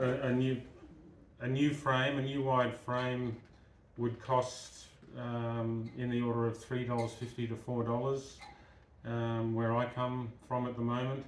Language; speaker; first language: English; native; English